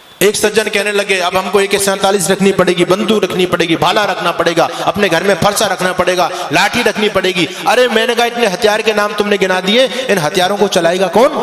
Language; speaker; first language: Hindi; native; Hindi